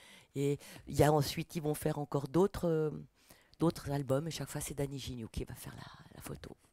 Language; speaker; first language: French; native; French